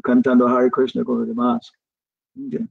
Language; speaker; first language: Spanish; non-native, learner; English